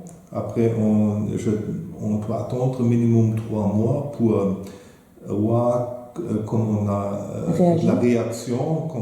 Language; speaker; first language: French; non-native, fluent; German